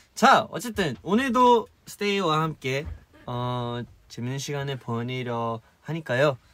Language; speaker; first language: Korean; early bilingual, heritage; Korean